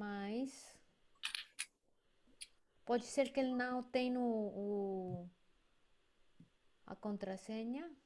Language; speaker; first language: Portuguese; non-native, learner; Spanish